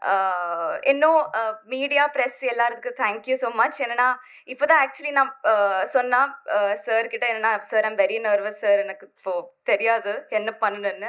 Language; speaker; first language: Tamil; non-native, learner; Telugu